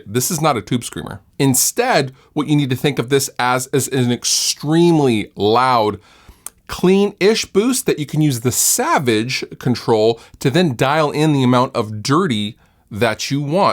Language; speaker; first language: English; native; English